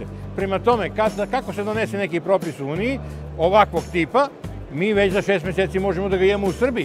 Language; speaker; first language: Serbian; native; Serbian